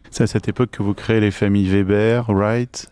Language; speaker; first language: French; native; French